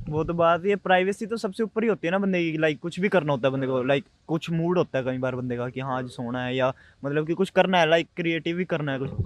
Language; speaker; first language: Hindi; native; Hindi